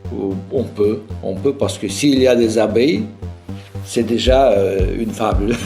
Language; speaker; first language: French; non-native, fluent; Russian